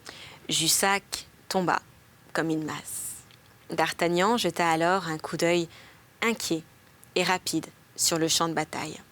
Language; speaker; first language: French; native; French